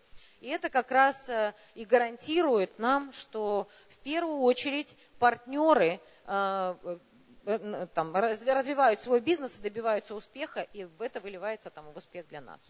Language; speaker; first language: Russian; native; Russian